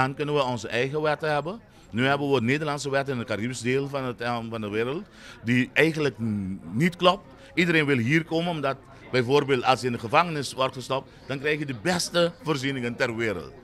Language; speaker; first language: Dutch; non-native, local second language; Papiamento